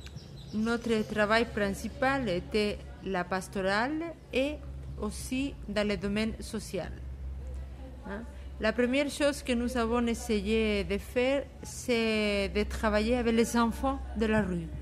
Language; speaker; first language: French; non-native, fluent; Spanish